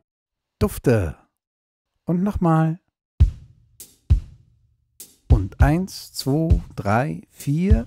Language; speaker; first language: German; native; German